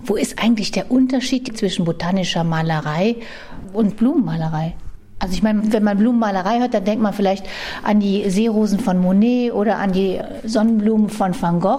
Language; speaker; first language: German; native; German